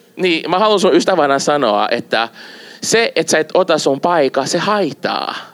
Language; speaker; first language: Finnish; non-native, fluent; Portuguese